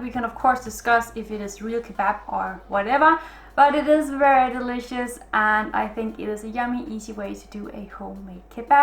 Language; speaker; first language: English; non-native, fluent; Danish